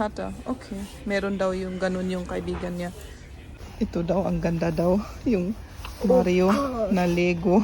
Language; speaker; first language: Filipino; native; Filipino